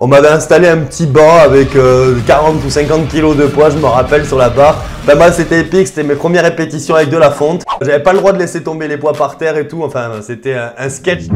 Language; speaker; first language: French; native; French